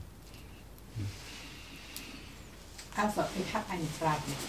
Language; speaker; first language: German; non-native, learner; Vietnamese